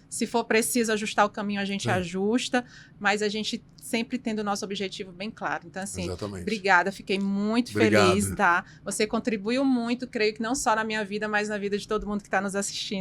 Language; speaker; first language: Portuguese; native; Portuguese